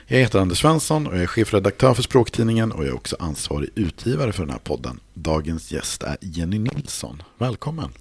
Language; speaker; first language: Swedish; native; Swedish